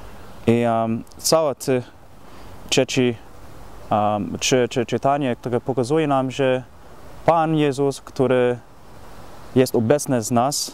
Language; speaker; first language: Polish; non-native, fluent; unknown